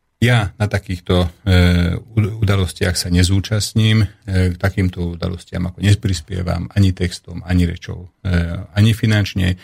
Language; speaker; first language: Slovak; non-native, local second language; Hungarian